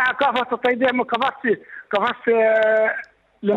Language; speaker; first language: Hebrew; non-native, local second language; Arabic